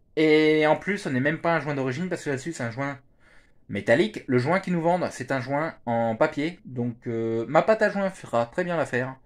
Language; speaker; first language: French; native; French